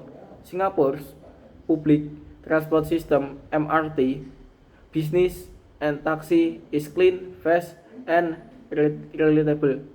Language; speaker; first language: English; non-native, learner; Indonesian